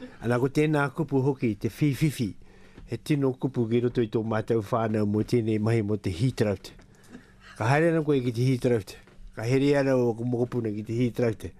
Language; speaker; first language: Māori; native; Māori